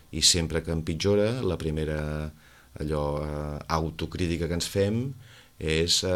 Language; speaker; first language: Catalan; native; Catalan